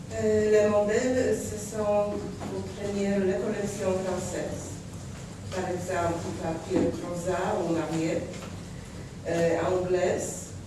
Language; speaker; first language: French; non-native, learner; Polish